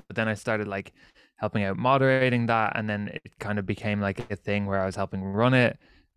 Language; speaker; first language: English; native; English